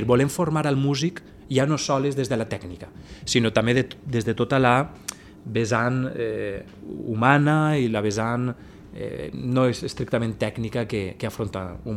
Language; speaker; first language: Catalan; native; Catalan